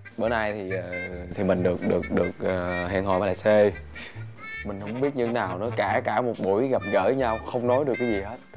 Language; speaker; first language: Vietnamese; native; Vietnamese